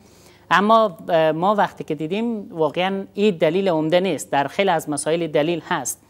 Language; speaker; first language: Persian; native; Persian